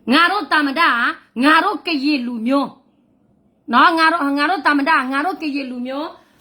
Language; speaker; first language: Burmese; non-native, local second language; S'gaw Karen